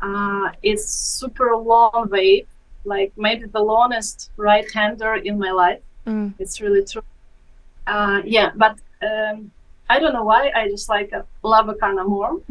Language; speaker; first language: English; non-native, fluent; Ukrainian